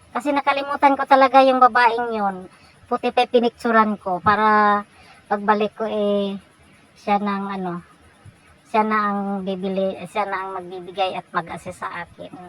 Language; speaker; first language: Filipino; non-native, local second language; Cebuano